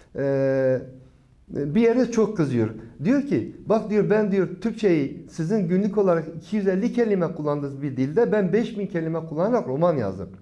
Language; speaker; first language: Turkish; non-native, local second language; Kurdish